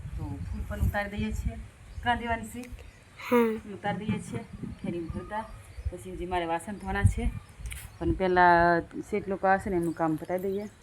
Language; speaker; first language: Gujarati; non-native, local second language; Rathawi